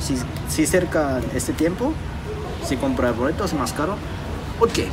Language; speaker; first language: Spanish; non-native, learner; Japanese